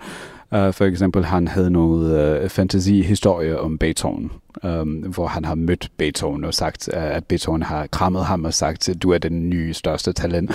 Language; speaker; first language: Danish; non-native, fluent; English